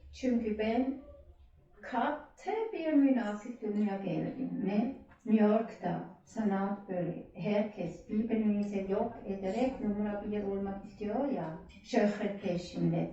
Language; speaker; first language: Turkish; non-native, learner; German